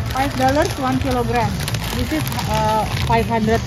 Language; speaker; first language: English; non-native, learner; Indonesian